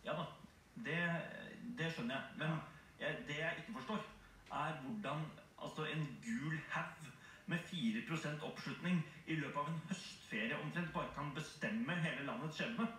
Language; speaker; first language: Norwegian; native; Norwegian